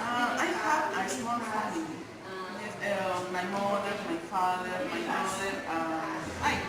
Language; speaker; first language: English; non-native, learner; Spanish